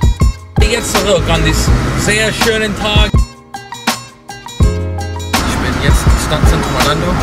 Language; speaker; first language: German; non-native, learner; English